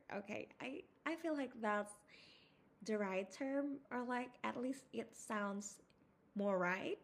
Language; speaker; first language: English; non-native, fluent; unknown